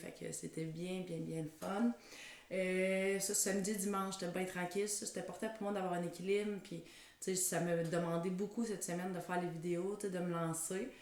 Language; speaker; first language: French; native; French